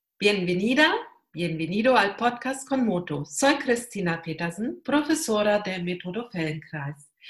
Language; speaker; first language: Spanish; non-native, learner; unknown